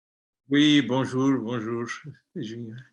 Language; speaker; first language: French; non-native, fluent; Armenian